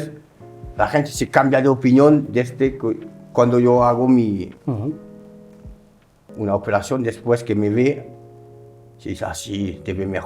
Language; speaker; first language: Spanish; non-native, learner; French